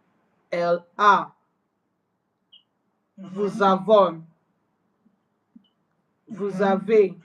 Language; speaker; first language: French; non-native, learner; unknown